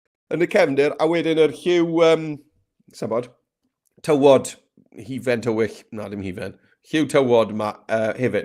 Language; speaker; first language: Welsh; native; Welsh